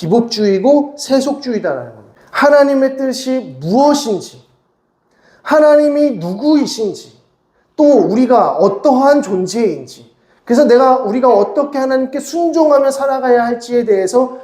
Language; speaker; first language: Korean; native; Korean